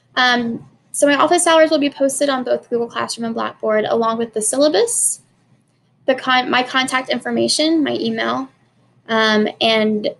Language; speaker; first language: English; native; English